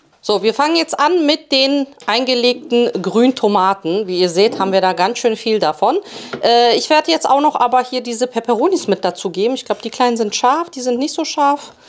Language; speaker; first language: German; early bilingual, other home language; Polish